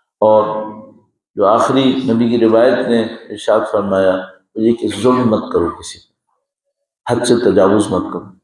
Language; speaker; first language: Urdu; native; Urdu